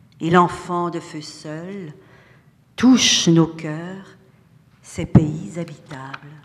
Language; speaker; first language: French; native; French